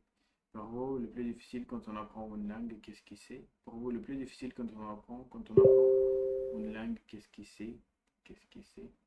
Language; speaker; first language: French; non-native, learner; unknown